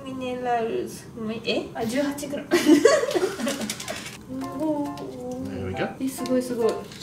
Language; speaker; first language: Japanese; native; Japanese